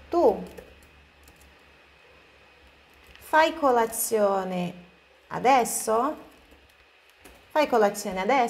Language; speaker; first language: Italian; non-native, fluent; Portuguese